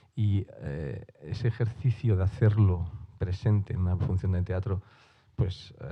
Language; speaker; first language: Spanish; non-native, local second language; Basque